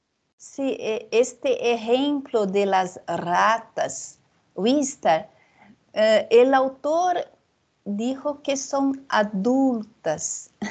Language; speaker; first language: Spanish; non-native, fluent; Portuguese